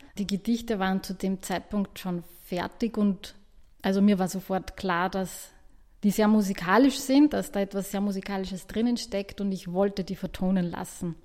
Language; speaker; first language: German; native; German